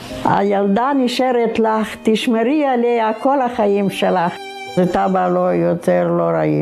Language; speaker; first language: Hebrew; non-native, fluent; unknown